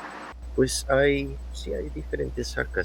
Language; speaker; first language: Spanish; non-native, fluent; English